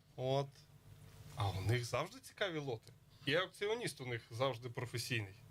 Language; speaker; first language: Ukrainian; native; Ukrainian